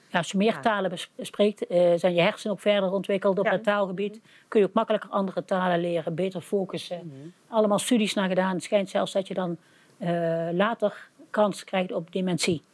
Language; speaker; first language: Dutch; native; Dutch